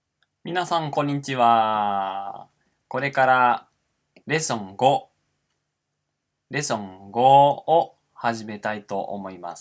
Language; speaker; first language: Japanese; non-native, fluent; Portuguese